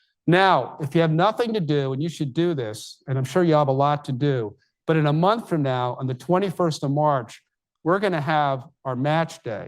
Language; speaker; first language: English; native; English